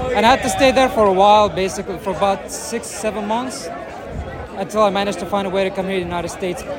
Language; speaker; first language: English; non-native, fluent; Arabic